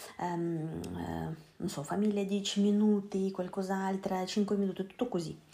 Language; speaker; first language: Italian; non-native, learner; Russian